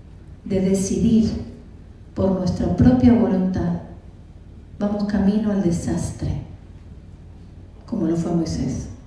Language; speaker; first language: Spanish; native; Spanish